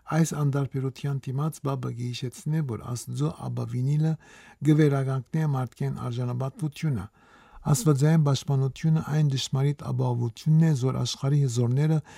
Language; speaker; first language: Armenian; early bilingual, heritage; Armenian